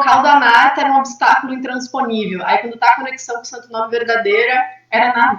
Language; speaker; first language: Portuguese; native; Portuguese